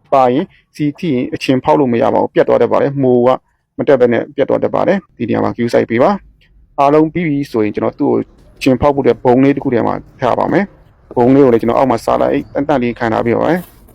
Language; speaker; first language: Burmese; non-native, local second language; Shan